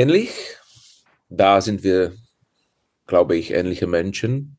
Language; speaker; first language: German; non-native, fluent; Czech